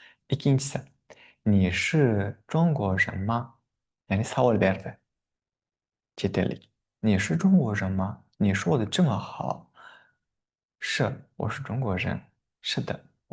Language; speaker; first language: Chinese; non-native, fluent; Uzbek